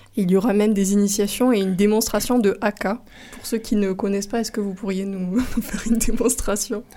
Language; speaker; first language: French; native; French